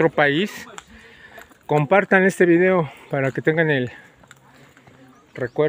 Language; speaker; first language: Spanish; native; Spanish